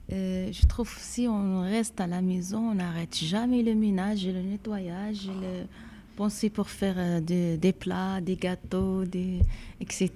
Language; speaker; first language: French; non-native, learner; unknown